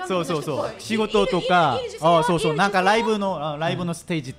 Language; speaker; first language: Japanese; non-native, learner; Korean